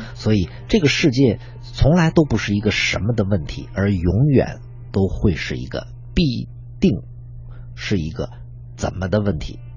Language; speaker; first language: Chinese; native; Chinese